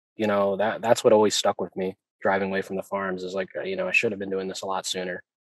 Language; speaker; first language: English; native; English